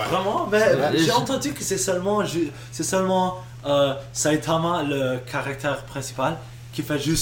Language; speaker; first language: French; non-native, local second language; English